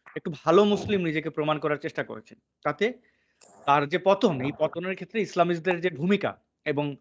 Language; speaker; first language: Bangla; native; Bangla